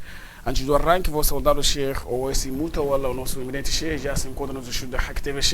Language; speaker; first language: Portuguese; native; Portuguese